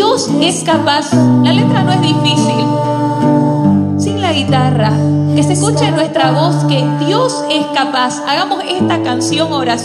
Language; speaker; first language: Spanish; native; Spanish